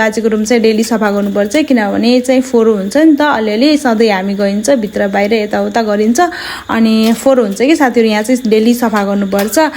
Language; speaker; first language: Nepali; non-native, local second language; Dangaura Tharu